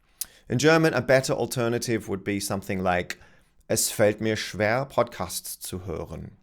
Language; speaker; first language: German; non-native, fluent; English